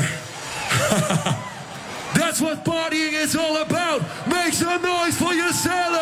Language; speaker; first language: English; non-native, fluent; Dutch